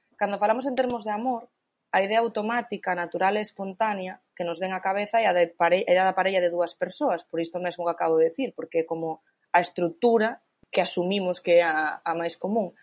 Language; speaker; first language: Galician; native; Galician